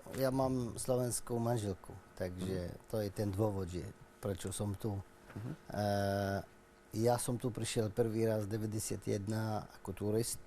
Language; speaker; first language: Slovak; non-native, learner; Arabic